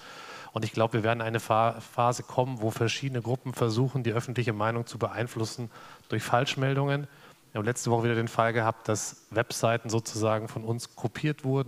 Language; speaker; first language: German; native; German